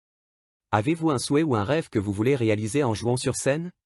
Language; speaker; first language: French; native; French